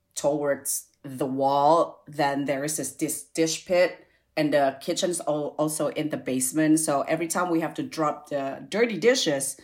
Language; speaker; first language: English; non-native, fluent; Indonesian